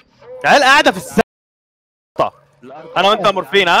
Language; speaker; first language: Arabic; native; Arabic